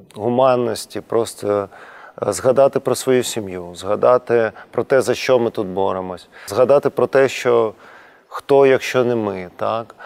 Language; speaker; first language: Ukrainian; native; Ukrainian